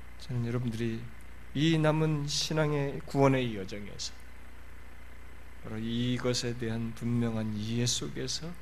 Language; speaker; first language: Korean; native; Korean